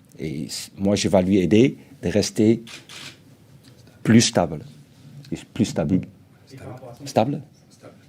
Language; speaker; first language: French; non-native, fluent; Dutch